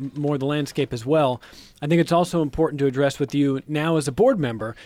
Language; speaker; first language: English; native; English